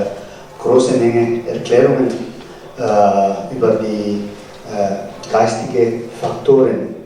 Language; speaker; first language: German; non-native, fluent; Tibetan